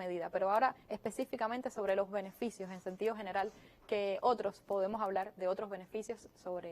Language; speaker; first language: Spanish; native; Spanish